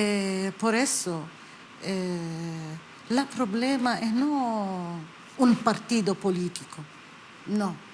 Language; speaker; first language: Spanish; non-native, learner; Arabic